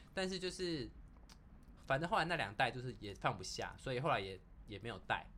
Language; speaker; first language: Chinese; native; Chinese